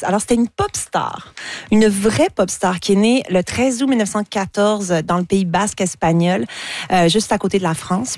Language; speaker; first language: French; native; French